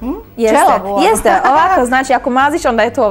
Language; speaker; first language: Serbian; early bilingual, heritage; German